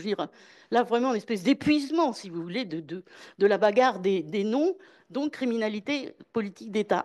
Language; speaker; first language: French; native; French